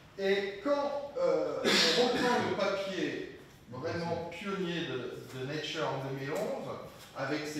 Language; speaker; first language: French; native; French